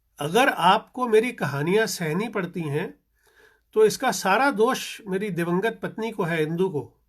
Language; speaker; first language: Hindi; non-native, local second language; Punjabi